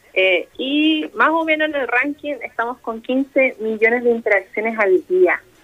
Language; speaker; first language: Spanish; native; Spanish